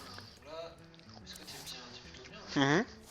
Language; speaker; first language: French; native; French